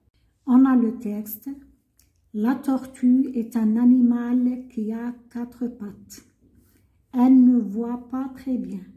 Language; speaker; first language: French; non-native, local second language; Arabic